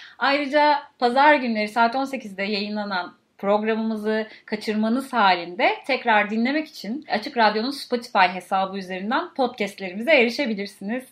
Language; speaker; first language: Turkish; native; Turkish